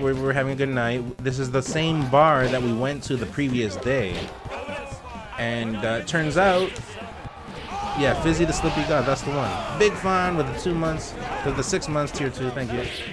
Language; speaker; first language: English; native; English